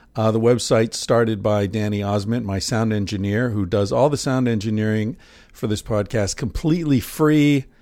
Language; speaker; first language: English; native; English